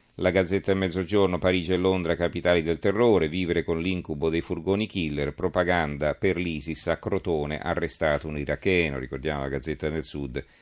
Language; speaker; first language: Italian; native; Italian